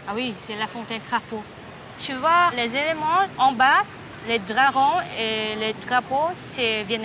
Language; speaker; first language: French; non-native, learner; Vietnamese